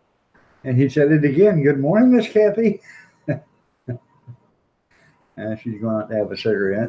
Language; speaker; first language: English; native; English